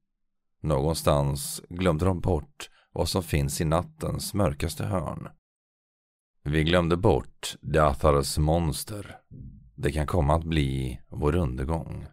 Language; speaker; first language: Swedish; native; Swedish